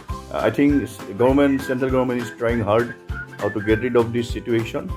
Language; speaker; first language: English; non-native, local second language; Assamese